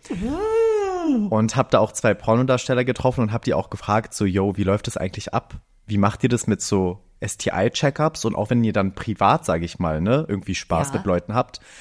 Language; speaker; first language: German; early bilingual, other home language; Greek